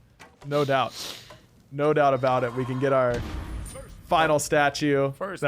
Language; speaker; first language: English; native; English